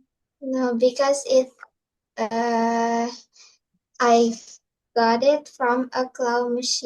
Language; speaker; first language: English; non-native, learner; Indonesian